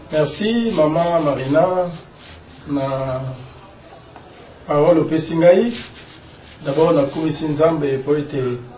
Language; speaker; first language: Lingala; non-native, local second language; Kongo